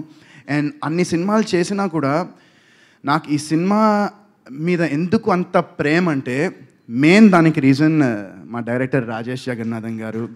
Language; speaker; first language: Telugu; native; Telugu